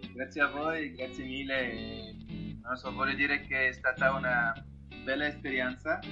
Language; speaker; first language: Italian; non-native, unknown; Arabic